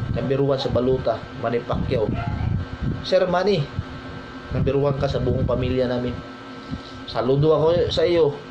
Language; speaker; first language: Filipino; non-native, local second language; Cebuano